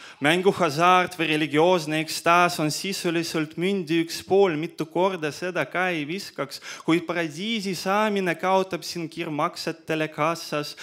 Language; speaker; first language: Estonian; non-native, local second language; Russian